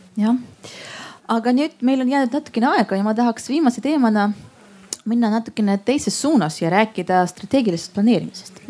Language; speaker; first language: Estonian; non-native, local second language; Russian